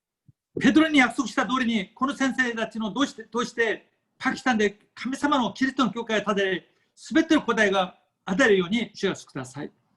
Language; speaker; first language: Japanese; non-native, fluent; Korean